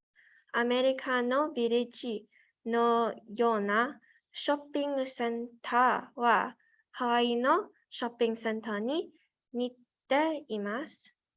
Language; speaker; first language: Japanese; non-native, learner; English